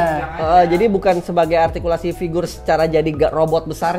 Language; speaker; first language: Indonesian; native; Indonesian